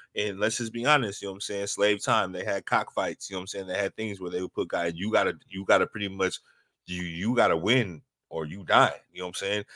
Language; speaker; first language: English; native; English